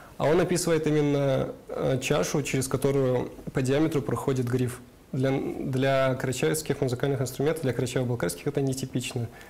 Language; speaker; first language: Russian; non-native, local second language; Karachay-Balkar